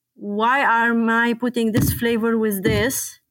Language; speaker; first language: English; non-native, fluent; Arabic